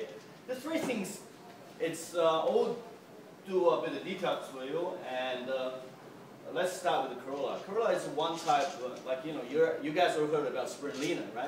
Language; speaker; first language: English; non-native, fluent; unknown